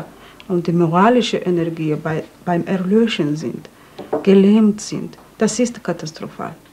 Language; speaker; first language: German; non-native, fluent; Georgian